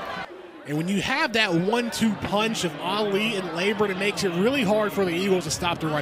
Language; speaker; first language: English; native; English